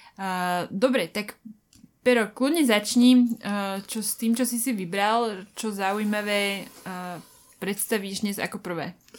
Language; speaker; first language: Slovak; native; Slovak